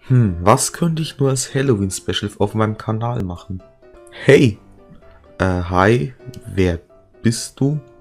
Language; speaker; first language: German; native; German